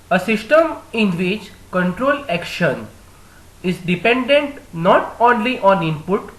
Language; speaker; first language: English; non-native, local second language; Gujarati